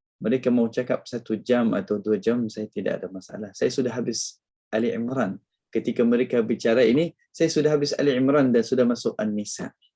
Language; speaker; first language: Malay; non-native, fluent; Arabic